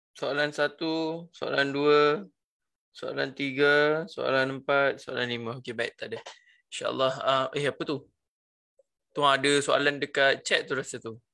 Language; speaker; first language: Malay; native; Malay